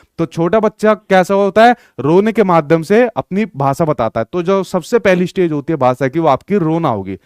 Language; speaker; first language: Hindi; native; Hindi